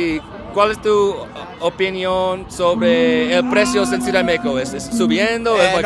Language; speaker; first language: Spanish; non-native, learner; English